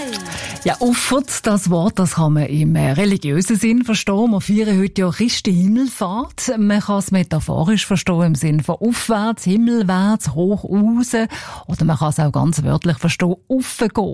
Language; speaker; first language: German; native; German